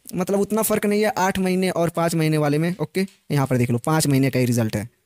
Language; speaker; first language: Hindi; native; Hindi